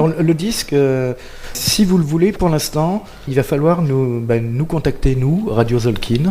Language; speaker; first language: French; native; French